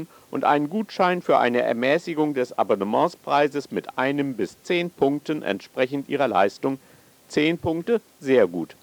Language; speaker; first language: German; native; German